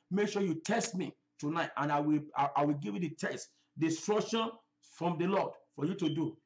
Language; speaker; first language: English; non-native, local second language; Yoruba